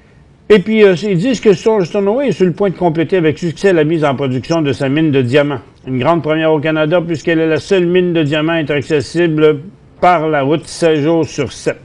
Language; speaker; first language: French; native; French